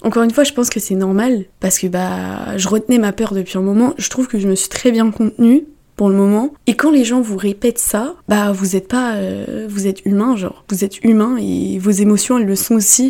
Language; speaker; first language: French; native; French